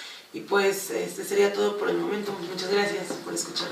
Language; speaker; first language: Spanish; native; Spanish